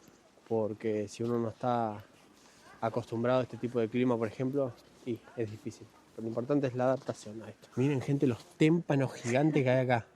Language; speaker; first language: Spanish; native; Spanish